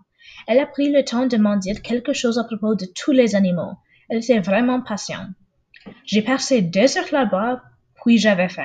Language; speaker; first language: French; non-native, local second language; English